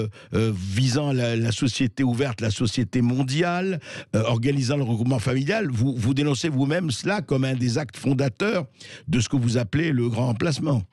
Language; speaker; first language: French; native; French